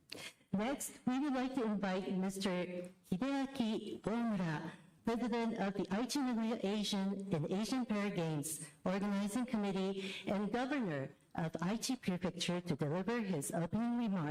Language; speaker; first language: English; non-native, fluent; Japanese